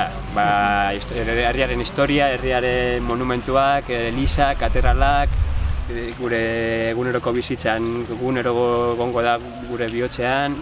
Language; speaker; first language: Basque; non-native, local second language; Spanish